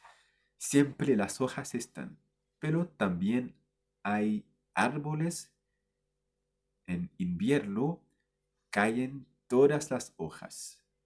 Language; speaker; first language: Spanish; non-native, fluent; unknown